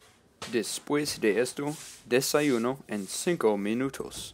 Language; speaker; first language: Spanish; non-native, learner; English